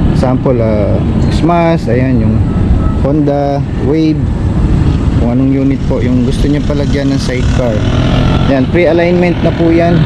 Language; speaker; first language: Filipino; native; Filipino